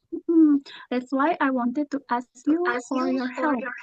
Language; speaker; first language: English; non-native, learner; Indonesian